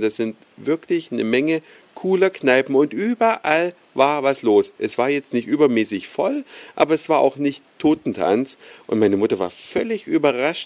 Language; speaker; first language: German; native; German